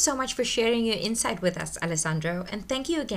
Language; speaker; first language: English; native; English